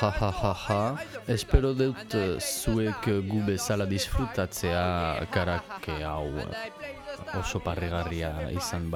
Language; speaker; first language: Basque; non-native, learner; English